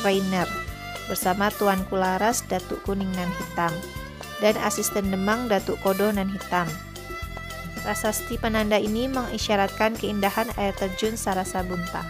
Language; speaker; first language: Indonesian; native; Indonesian